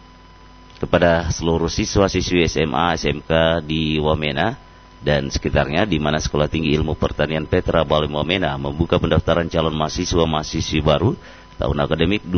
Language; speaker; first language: Indonesian; native; Indonesian